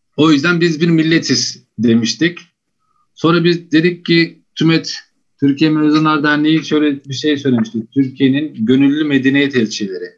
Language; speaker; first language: Turkish; native; Turkish